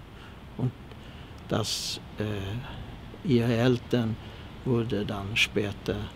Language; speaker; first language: German; early bilingual, heritage; Swedish